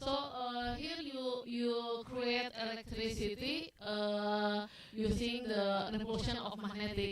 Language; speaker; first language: English; non-native, learner; Indonesian